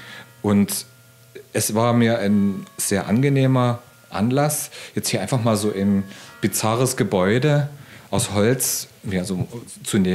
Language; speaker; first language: German; native; German